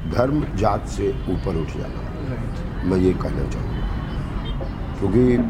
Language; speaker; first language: Hindi; native; Hindi